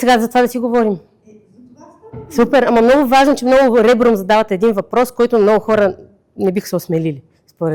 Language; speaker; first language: Bulgarian; native; Bulgarian